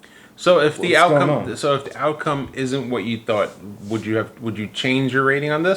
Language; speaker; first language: English; native; English